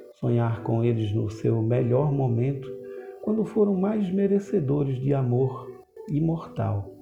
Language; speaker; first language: Portuguese; native; Portuguese